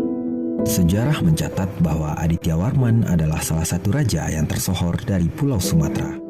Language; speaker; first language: Malay; native; Malay